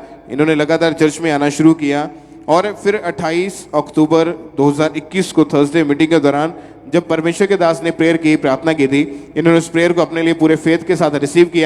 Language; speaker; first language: Hindi; native; Hindi